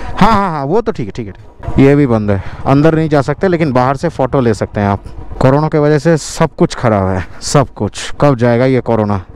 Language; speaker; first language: Hindi; non-native, local second language; Bangla